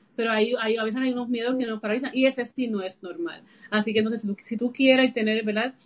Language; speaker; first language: Spanish; native; Spanish